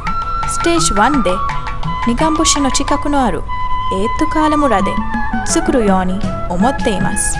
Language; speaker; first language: Japanese; non-native, learner; Sinhala